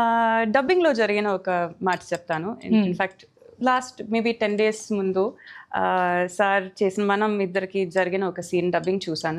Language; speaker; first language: Telugu; non-native, fluent; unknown